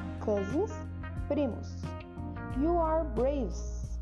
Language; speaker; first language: English; non-native, fluent; Portuguese